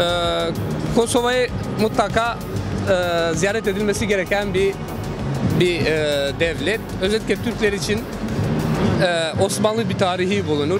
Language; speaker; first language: Turkish; non-native, fluent; Albanian